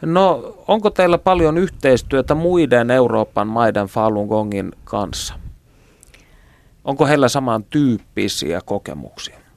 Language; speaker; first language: Finnish; native; Finnish